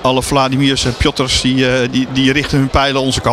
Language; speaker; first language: Dutch; native; Dutch